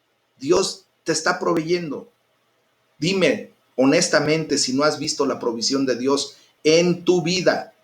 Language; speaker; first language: Spanish; native; Spanish